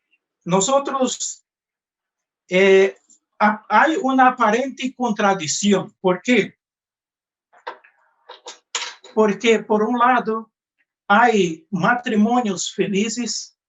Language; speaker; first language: Spanish; non-native, fluent; Portuguese